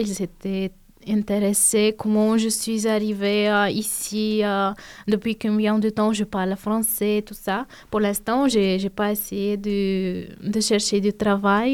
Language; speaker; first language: French; non-native, fluent; Bulgarian